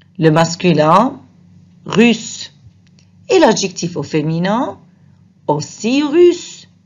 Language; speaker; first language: French; non-native, fluent; Arabic